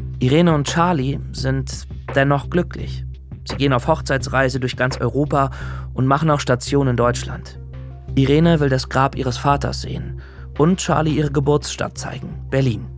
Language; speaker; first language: German; native; German